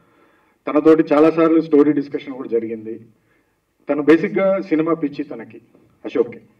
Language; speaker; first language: Telugu; native; Telugu